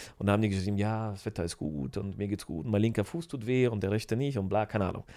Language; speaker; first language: German; native; German